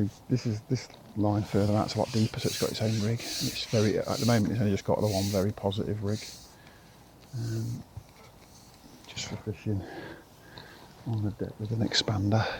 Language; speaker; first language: English; native; English